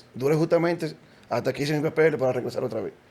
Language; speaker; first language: Spanish; native; Spanish